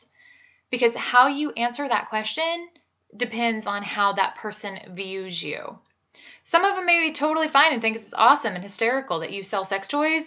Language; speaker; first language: English; native; English